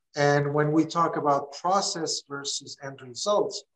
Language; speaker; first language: English; early bilingual, other home language; Armenian